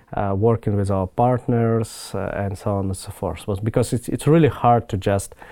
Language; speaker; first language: English; non-native, fluent; Ukrainian